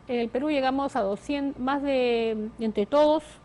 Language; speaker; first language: Spanish; native; Spanish